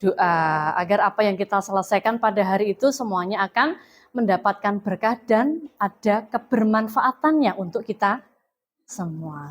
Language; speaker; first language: Indonesian; native; Indonesian